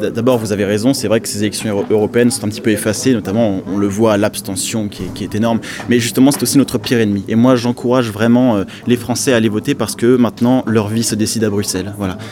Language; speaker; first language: French; native; French